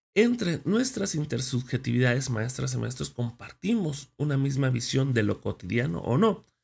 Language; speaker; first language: Spanish; native; Spanish